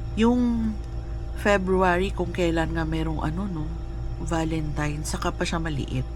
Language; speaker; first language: Filipino; non-native, local second language; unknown